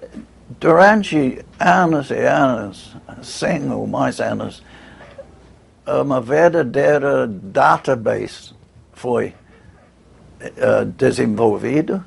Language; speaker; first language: Portuguese; non-native, fluent; English